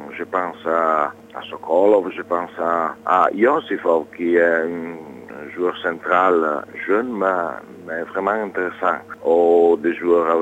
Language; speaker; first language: French; non-native, learner; Italian